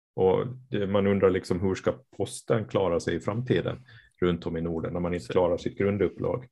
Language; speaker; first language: Swedish; native; Swedish